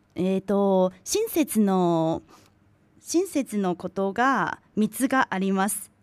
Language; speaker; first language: Japanese; non-native, fluent; Chinese